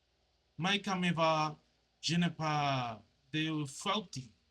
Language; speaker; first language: French; non-native, learner; Spanish